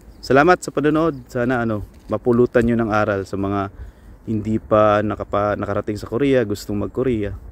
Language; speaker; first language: Filipino; native; Filipino